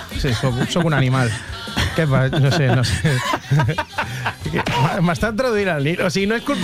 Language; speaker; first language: Catalan; native; Catalan